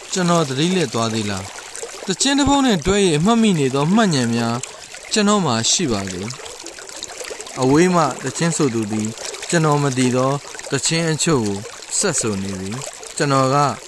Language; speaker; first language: Burmese; native; Burmese